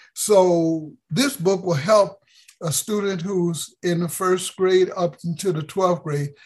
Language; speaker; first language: English; native; English